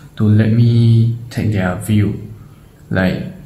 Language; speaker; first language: English; non-native, local second language; Chinese